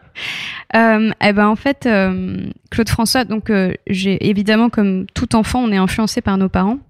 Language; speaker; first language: French; native; French